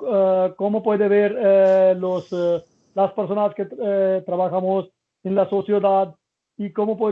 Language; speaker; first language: Spanish; non-native, learner; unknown